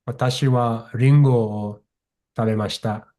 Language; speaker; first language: Japanese; non-native, learner; English